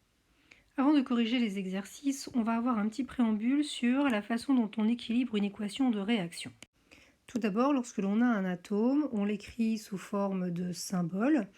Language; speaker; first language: French; native; French